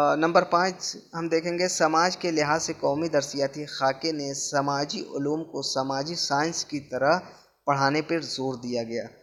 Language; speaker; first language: Urdu; native; Urdu